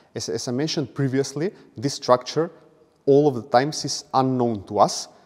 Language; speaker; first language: English; non-native, fluent; Macedonian